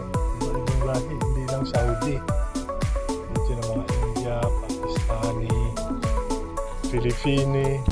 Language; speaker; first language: Filipino; non-native, local second language; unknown